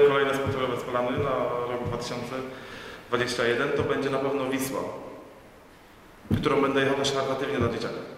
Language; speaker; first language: Polish; native; Polish